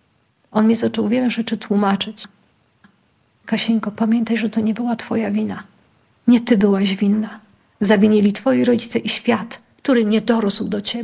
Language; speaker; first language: Polish; native; Polish